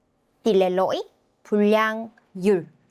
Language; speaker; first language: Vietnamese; non-native, fluent; Korean